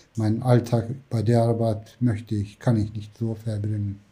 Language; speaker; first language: German; non-native, fluent; Turkish